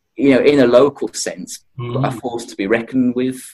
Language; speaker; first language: English; native; English